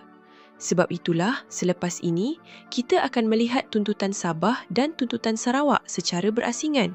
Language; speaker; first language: Malay; native; Malay